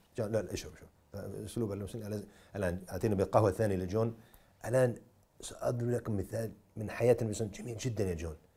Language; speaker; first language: Arabic; non-native, fluent; English